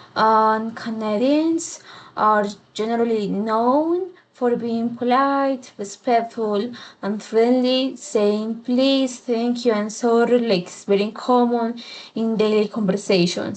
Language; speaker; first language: English; non-native, fluent; Spanish